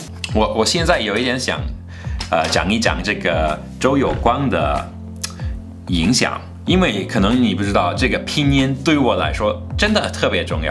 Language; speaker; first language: Chinese; non-native, fluent; English